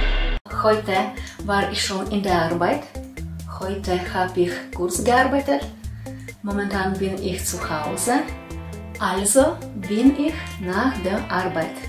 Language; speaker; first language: German; non-native, learner; Russian